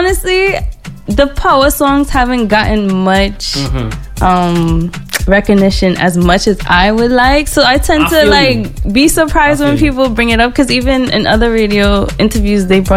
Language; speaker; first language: English; native; English